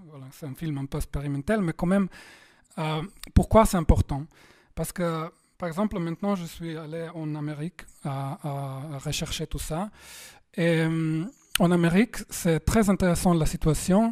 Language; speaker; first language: French; non-native, fluent; Slovenian